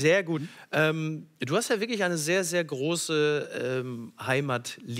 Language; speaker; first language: German; native; German